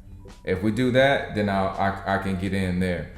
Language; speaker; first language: English; native; English